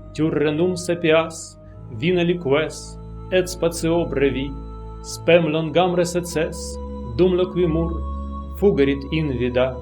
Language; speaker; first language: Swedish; non-native, learner; Russian